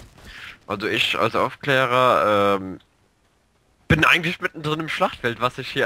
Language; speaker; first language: German; native; German